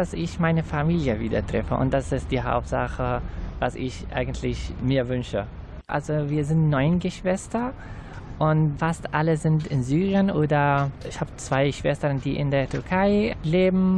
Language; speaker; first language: German; non-native, fluent; Arabic